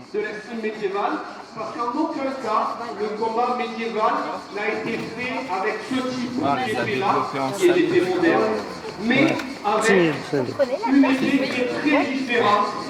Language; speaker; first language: French; native; French